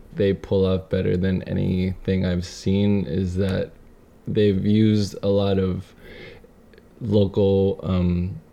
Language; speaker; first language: English; native; English